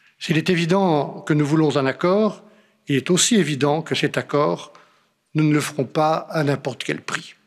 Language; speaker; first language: French; native; French